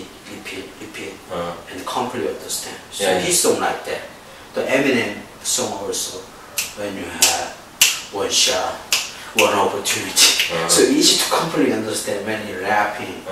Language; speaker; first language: English; non-native, learner; Korean